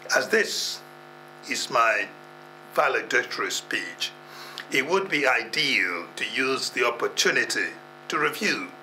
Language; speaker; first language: English; non-native, local second language; Igbo